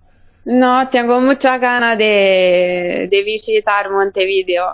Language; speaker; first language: Spanish; non-native, fluent; Italian